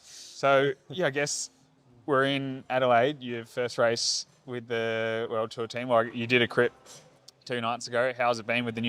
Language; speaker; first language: English; native; English